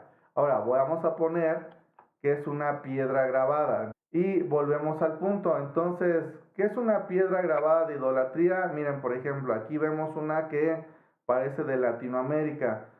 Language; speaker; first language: Spanish; native; Spanish